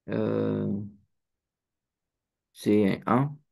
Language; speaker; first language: French; non-native, learner; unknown